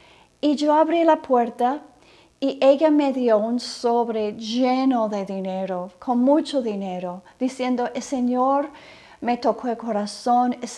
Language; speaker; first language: Spanish; non-native, fluent; English